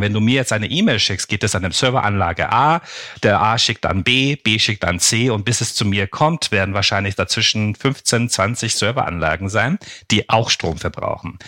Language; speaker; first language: German; non-native, fluent; Turkish